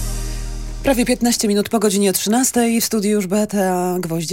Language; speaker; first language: Polish; native; Polish